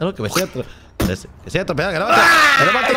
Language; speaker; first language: Spanish; native; Spanish